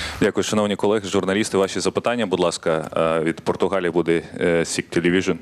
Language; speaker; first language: Ukrainian; native; Ukrainian